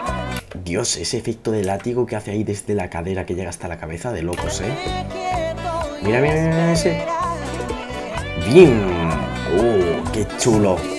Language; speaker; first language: Spanish; native; Spanish